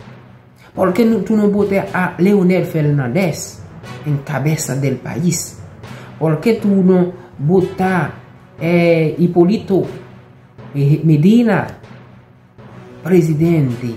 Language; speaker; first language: Spanish; non-native, local second language; Haitian Creole